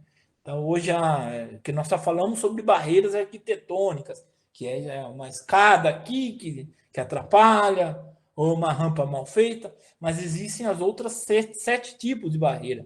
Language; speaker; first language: Portuguese; native; Portuguese